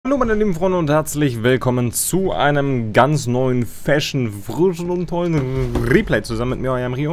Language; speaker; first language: German; native; German